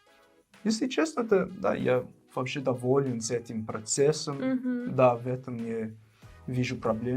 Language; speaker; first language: Russian; non-native, fluent; English